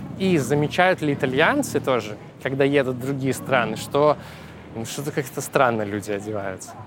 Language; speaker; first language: Russian; native; Russian